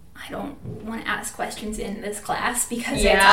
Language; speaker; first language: English; native; English